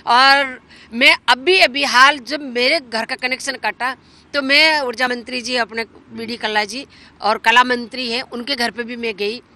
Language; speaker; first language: Hindi; native; Hindi